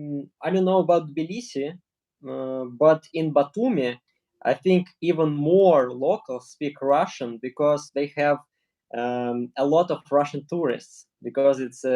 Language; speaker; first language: English; non-native, learner; Russian